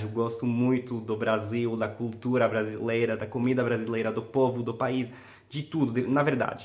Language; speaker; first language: Portuguese; non-native, fluent; Arabic